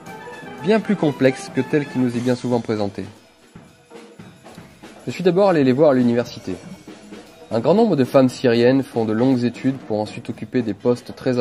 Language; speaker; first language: French; native; French